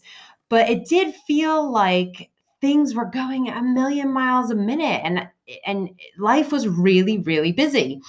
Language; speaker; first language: English; native; English